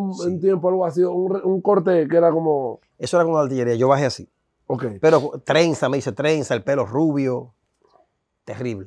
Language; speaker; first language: Spanish; native; Spanish